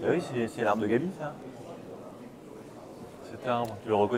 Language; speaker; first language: French; native; French